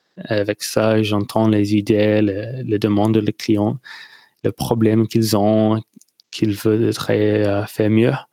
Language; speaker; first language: French; non-native, learner; English